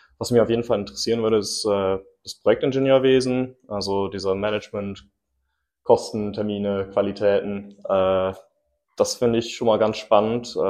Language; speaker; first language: German; early bilingual, other home language; English